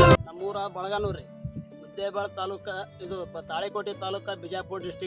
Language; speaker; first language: Kannada; native; Kannada